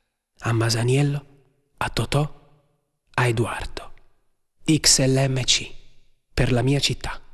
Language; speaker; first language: Italian; native; Italian